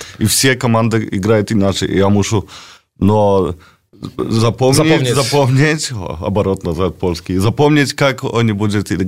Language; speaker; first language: Russian; non-native, learner; Polish